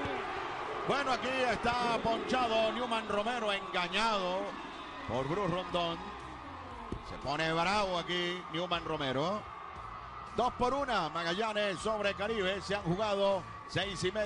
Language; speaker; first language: Spanish; native; Spanish